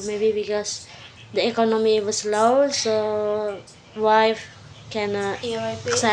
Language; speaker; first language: English; non-native, learner; Indonesian